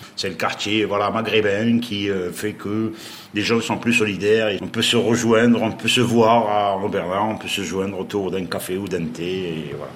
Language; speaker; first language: French; non-native, local second language; Arabic